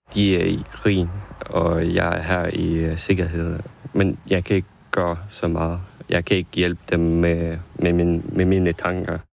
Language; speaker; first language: Danish; non-native, fluent; Ukrainian